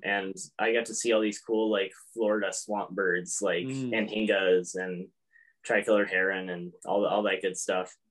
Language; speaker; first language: English; native; English